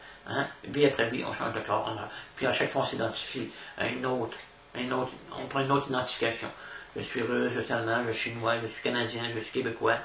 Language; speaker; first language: French; native; French